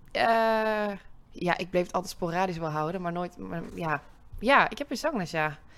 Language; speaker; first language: Dutch; native; Dutch